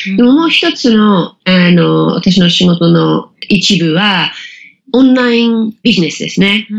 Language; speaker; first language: Japanese; non-native, fluent; English